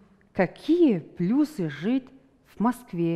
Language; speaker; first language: Russian; non-native, fluent; Mongolian